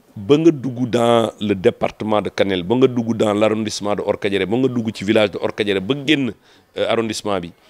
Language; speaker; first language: French; non-native, local second language; Fula